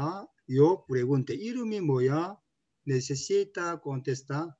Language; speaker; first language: Spanish; non-native, learner; Korean